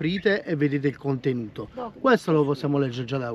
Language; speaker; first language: Italian; native; Italian